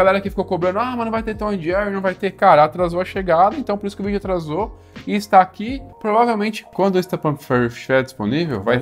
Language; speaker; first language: Portuguese; native; Portuguese